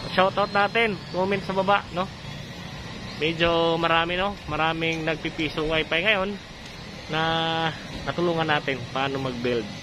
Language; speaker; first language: Filipino; non-native, local second language; Cebuano